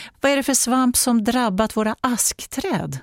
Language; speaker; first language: Swedish; native; Swedish